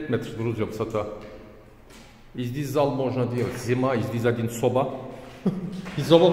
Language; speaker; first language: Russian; non-native, learner; Turkish